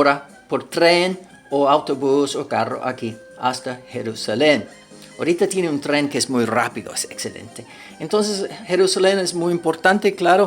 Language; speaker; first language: Spanish; non-native, fluent; English